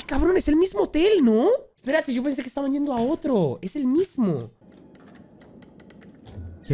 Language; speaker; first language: Spanish; native; Spanish